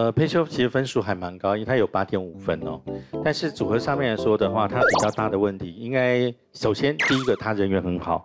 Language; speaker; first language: Chinese; native; Chinese